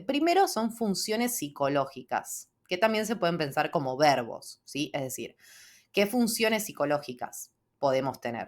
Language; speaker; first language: Spanish; native; Spanish